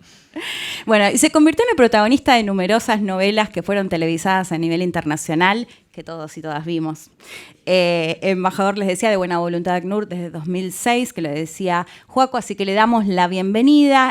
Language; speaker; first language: Spanish; native; Spanish